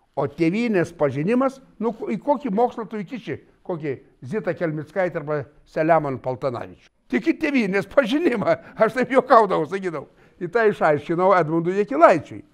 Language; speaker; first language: Lithuanian; native; Lithuanian